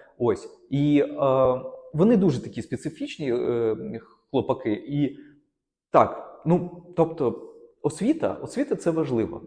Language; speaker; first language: Ukrainian; non-native, local second language; Russian